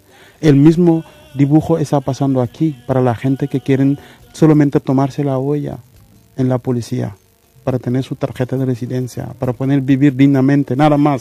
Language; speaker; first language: Spanish; non-native, fluent; Mandingo